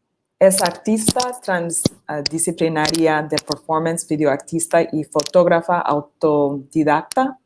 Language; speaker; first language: Spanish; non-native, fluent; English